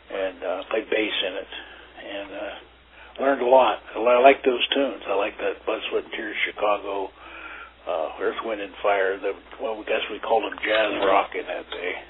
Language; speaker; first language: English; native; English